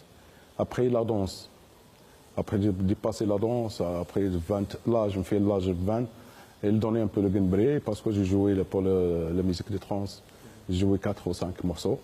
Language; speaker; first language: French; non-native, learner; Arabic